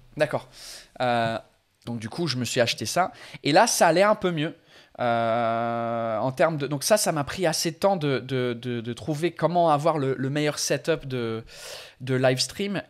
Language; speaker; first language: French; non-native, fluent; English